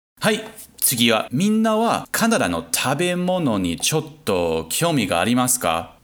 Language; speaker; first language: Japanese; non-native, learner; English